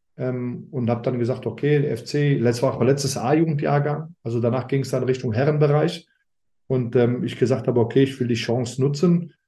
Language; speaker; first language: German; early bilingual, other home language; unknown